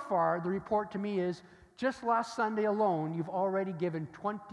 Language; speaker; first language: English; native; English